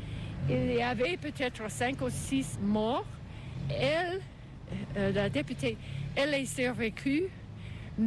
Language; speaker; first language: French; non-native, learner; English